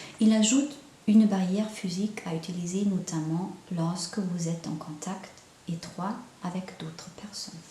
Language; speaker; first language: French; non-native, fluent; German